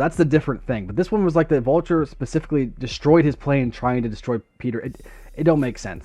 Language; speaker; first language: English; native; English